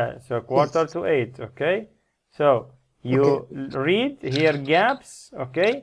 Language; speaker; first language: English; non-native, fluent; Arabic